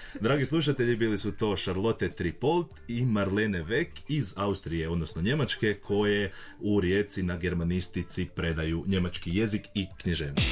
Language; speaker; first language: Croatian; native; Croatian